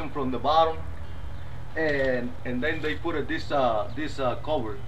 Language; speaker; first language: English; non-native, learner; Spanish